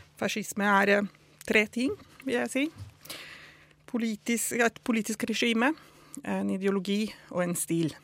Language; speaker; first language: Norwegian; non-native, fluent; Italian